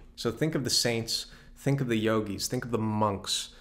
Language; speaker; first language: English; native; English